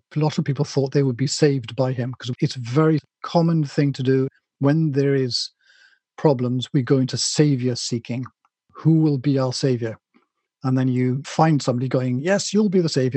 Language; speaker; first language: English; native; English